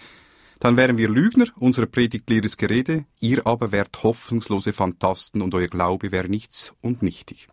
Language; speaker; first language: German; native; German